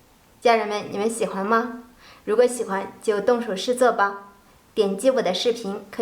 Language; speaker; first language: Chinese; native; Chinese